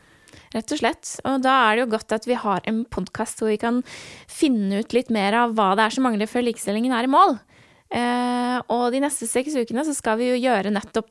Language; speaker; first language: Norwegian; native; Norwegian